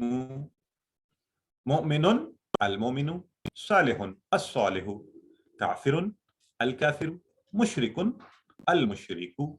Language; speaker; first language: Arabic; non-native, fluent; Urdu